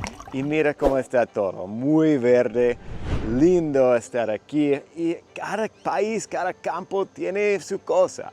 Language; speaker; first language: Spanish; non-native, fluent; English